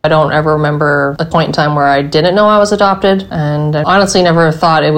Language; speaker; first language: English; native; English